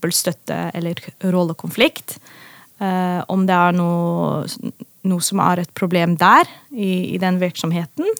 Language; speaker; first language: Norwegian; non-native, fluent; Dutch